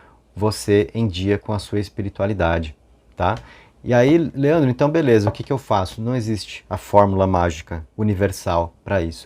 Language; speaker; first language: Portuguese; native; Portuguese